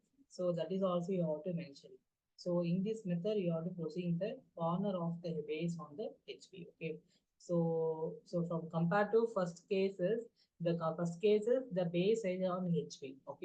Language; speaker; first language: English; non-native, local second language; Tamil